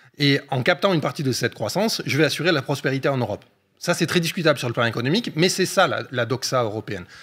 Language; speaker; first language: French; native; French